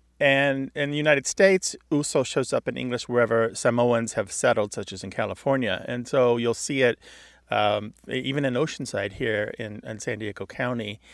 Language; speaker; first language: English; native; English